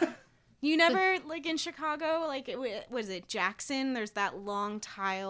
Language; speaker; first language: English; native; English